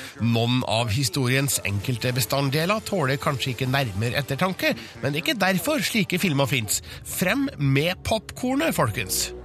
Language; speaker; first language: Norwegian; native; Norwegian